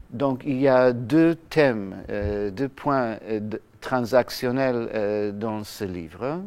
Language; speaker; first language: French; non-native, fluent; English